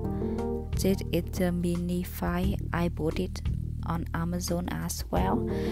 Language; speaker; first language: English; non-native, learner; Vietnamese